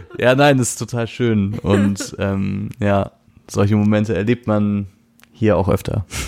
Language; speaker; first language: German; native; German